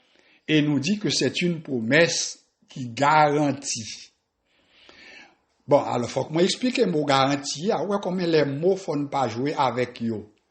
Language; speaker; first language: French; non-native, local second language; Haitian Creole